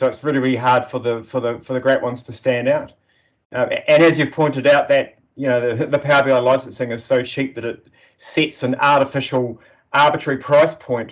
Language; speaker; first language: English; native; English